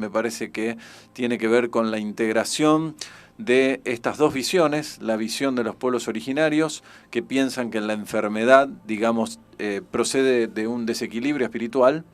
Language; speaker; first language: Spanish; native; Spanish